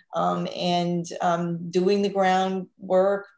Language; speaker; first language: English; native; English